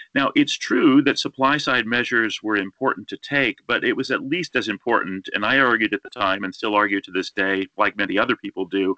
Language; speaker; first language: English; native; English